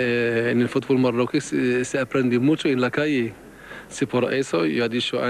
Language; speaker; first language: Spanish; non-native, fluent; Arabic